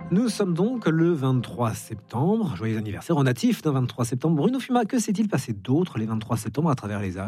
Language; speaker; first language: French; native; French